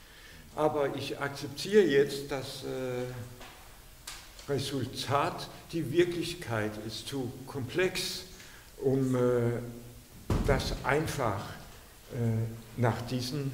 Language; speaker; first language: German; non-native, fluent; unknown